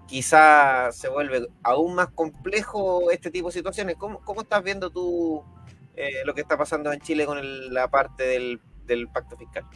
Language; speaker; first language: Spanish; native; Spanish